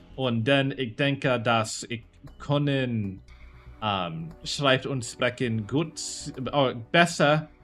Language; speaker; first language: German; non-native, learner; English